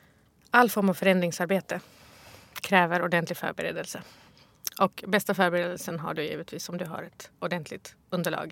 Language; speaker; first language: Swedish; early bilingual, other home language; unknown